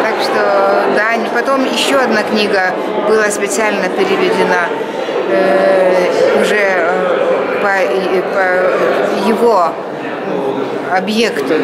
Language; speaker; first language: Russian; non-native, local second language; Lithuanian